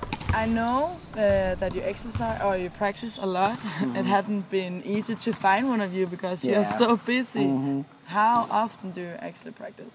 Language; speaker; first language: English; non-native, fluent; Danish